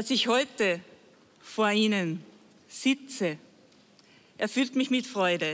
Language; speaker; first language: German; native; German